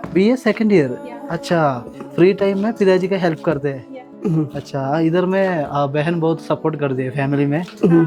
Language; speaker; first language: Hindi; non-native, local second language; Malayalam